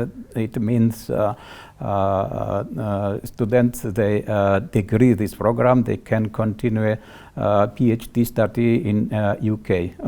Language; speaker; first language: English; non-native, learner; Georgian